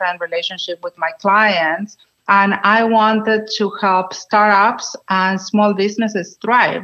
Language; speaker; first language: English; non-native, fluent; Spanish